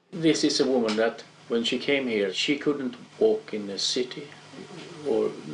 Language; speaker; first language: English; non-native, fluent; Swedish